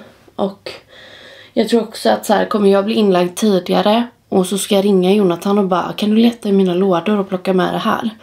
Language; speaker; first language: Swedish; native; Swedish